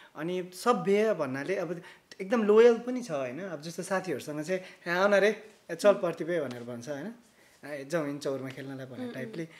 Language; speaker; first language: Nepali; native; Nepali